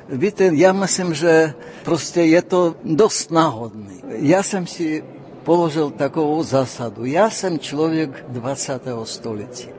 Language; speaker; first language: Czech; non-native, fluent; Russian